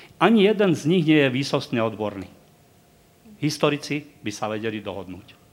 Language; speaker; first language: Slovak; native; Slovak